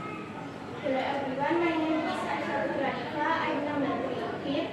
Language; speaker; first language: English; non-native, learner; Indonesian